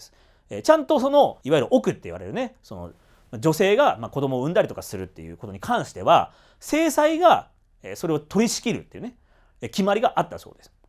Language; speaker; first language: Japanese; native; Japanese